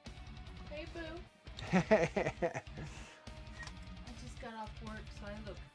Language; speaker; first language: English; native; English